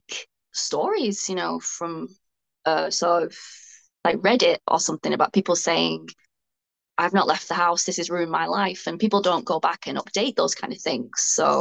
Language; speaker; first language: English; native; English